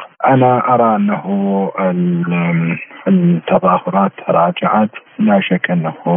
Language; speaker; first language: Arabic; native; Arabic